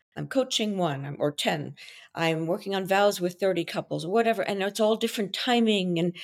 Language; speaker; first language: English; non-native, fluent; French